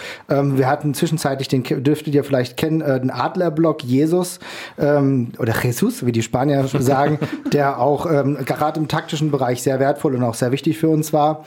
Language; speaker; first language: German; native; German